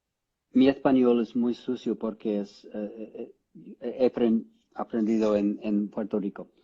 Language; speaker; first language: Spanish; non-native, learner; English